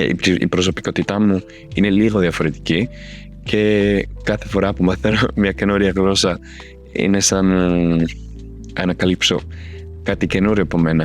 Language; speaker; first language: Greek; non-native, fluent; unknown